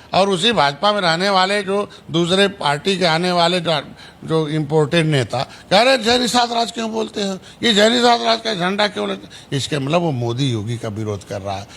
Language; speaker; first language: Hindi; native; Hindi